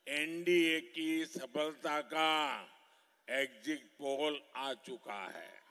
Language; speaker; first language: Hindi; non-native, local second language; Gujarati